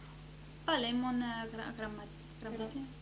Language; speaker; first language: Greek; early bilingual, heritage; Greek